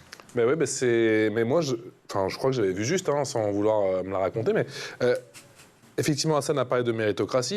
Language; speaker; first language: French; native; French